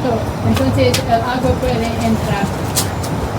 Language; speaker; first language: Spanish; non-native, learner; English